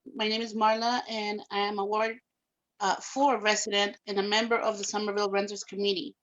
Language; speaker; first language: English; early bilingual, other home language; Spanish